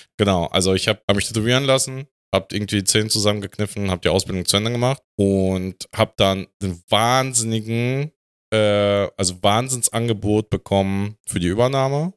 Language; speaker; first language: German; non-native, fluent; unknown